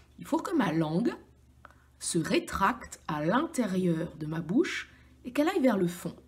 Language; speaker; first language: French; native; French